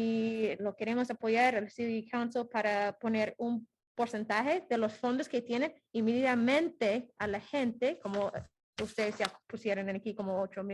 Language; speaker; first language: Spanish; non-native, fluent; English